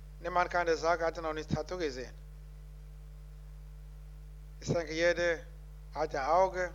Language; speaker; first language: German; non-native, learner; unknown